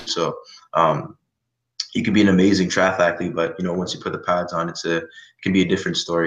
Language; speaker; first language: English; native; English